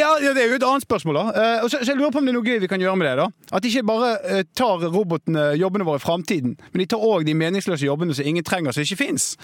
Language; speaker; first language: Norwegian; native; Norwegian